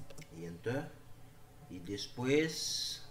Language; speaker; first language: Spanish; non-native, learner; Haitian Creole